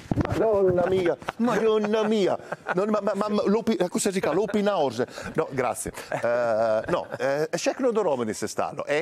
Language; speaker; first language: Czech; non-native, learner; Italian